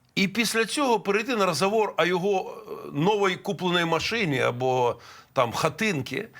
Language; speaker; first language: Ukrainian; native; Ukrainian